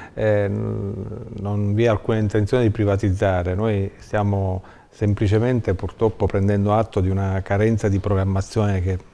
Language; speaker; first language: Italian; native; Italian